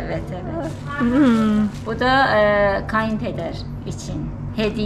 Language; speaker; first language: Turkish; non-native, fluent; Turkmen